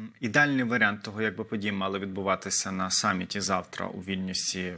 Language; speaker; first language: Ukrainian; native; Ukrainian